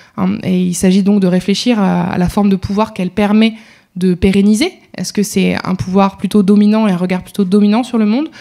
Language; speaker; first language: French; native; French